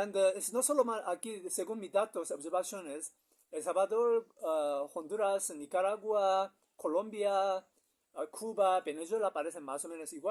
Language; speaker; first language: Spanish; non-native, learner; Korean